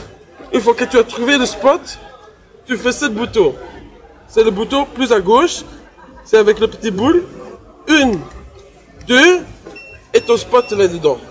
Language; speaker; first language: French; non-native, learner; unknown